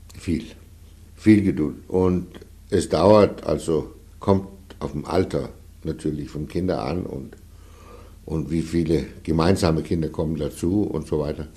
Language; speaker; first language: German; non-native, fluent; Danish